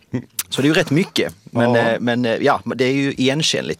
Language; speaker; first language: Swedish; native; Swedish